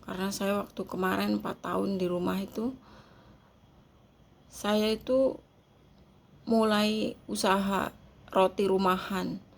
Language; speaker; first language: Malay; non-native, local second language; Javanese